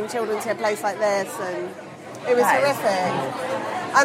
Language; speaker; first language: English; native; English